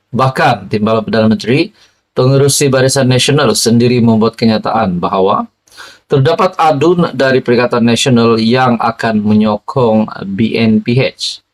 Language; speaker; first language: Malay; native; Malay